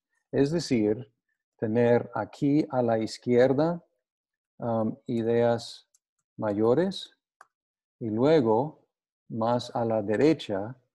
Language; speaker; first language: Spanish; non-native, fluent; English